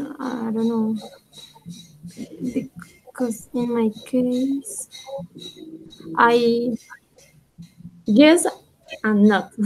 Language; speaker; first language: English; non-native, learner; Spanish